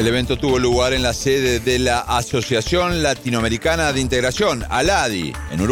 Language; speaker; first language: Spanish; native; Spanish